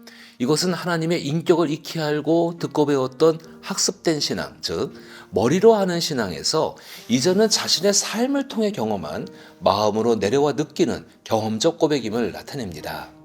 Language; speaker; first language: Korean; native; Korean